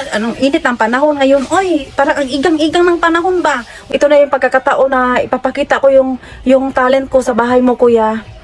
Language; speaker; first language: Filipino; non-native, local second language; Hiligaynon